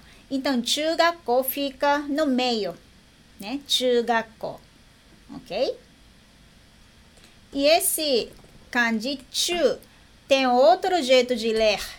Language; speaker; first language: Portuguese; non-native, learner; Japanese